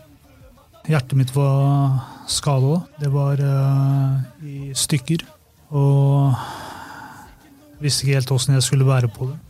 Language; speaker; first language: Norwegian; early bilingual, other home language; Albanian